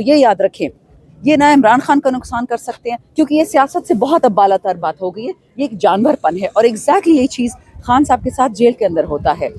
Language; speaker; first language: Urdu; non-native, local second language; Pashto